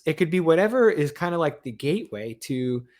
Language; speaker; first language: English; native; English